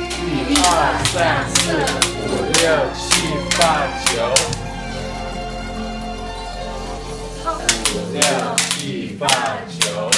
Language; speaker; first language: Chinese; non-native, learner; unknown